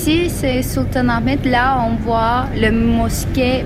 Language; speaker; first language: French; non-native, fluent; Turkish